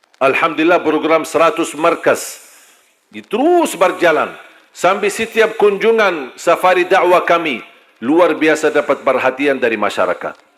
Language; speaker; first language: Malay; non-native, fluent; Arabic